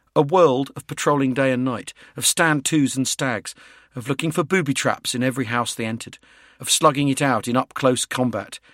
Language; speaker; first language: English; native; English